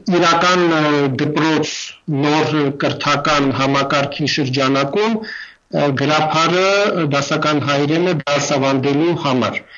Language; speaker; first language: Armenian; non-native, fluent; Russian